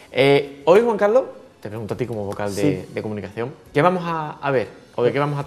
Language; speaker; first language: Spanish; native; Spanish